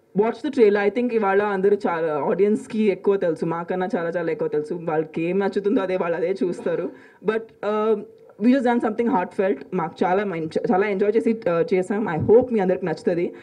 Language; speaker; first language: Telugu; non-native, local second language; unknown